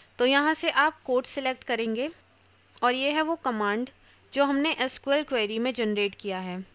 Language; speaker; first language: Hindi; native; Hindi